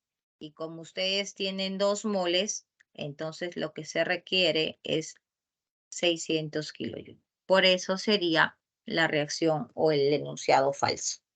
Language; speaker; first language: Spanish; native; Spanish